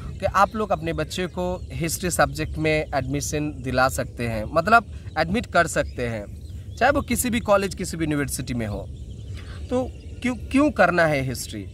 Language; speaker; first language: Hindi; non-native, local second language; Bangla